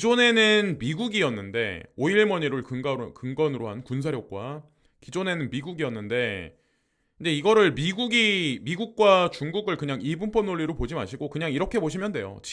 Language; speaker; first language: Korean; native; Korean